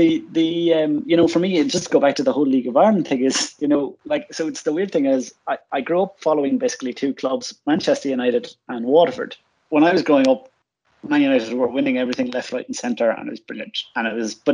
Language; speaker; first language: English; native; English